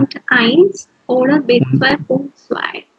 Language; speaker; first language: German; non-native, fluent; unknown